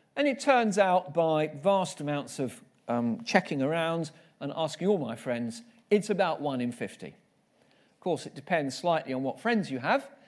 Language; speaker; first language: English; native; English